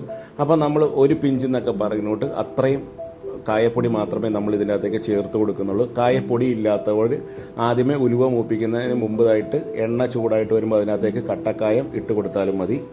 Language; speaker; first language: Malayalam; native; Malayalam